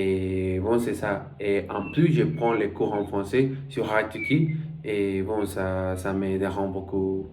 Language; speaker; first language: French; non-native, learner; Spanish